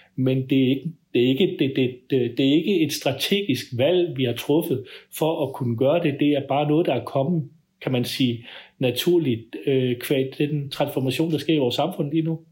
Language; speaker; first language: Danish; native; Danish